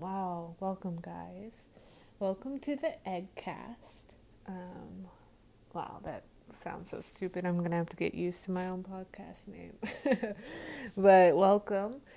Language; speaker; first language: English; native; English